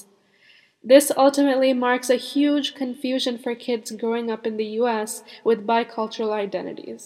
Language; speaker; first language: English; early bilingual, other home language; Malayalam